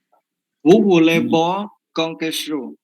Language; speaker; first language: French; non-native, learner; Khmer